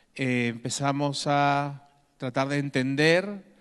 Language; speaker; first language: Spanish; native; Spanish